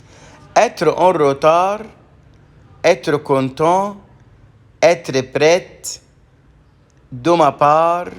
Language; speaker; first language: French; non-native, fluent; Arabic